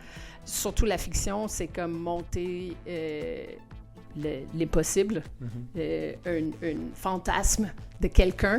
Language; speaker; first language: French; non-native, fluent; Danish